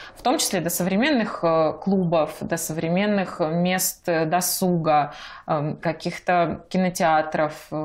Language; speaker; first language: Russian; native; Russian